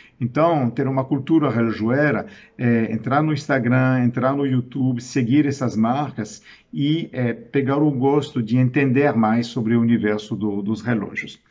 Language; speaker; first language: Portuguese; non-native, fluent; French